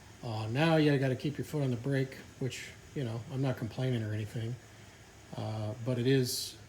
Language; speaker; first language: English; native; English